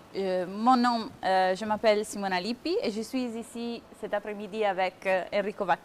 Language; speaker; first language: French; non-native, fluent; Italian